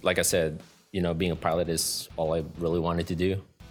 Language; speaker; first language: English; non-native, local second language; Filipino